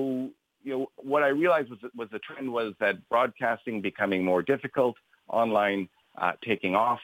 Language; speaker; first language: English; native; English